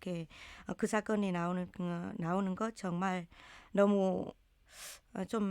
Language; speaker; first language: Korean; non-native, learner; Vietnamese